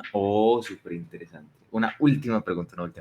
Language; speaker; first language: Spanish; native; Spanish